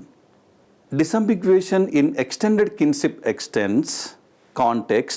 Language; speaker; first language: English; non-native, local second language; Telugu